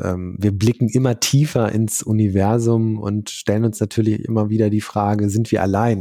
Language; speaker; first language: German; native; German